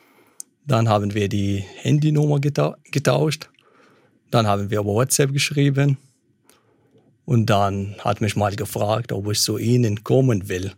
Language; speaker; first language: German; non-native, fluent; Arabic